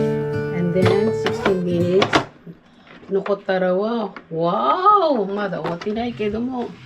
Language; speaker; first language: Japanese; non-native, learner; Filipino